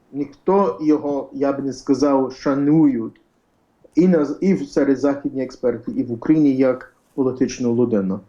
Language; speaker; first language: Ukrainian; early bilingual, heritage; Ukrainian